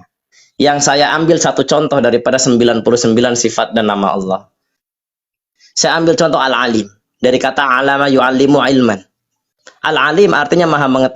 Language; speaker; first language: Indonesian; native; Indonesian